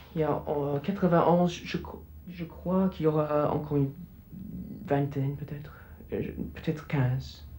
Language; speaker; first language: French; non-native, fluent; English